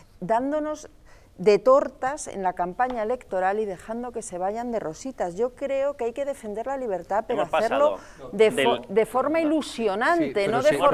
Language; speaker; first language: Spanish; native; Spanish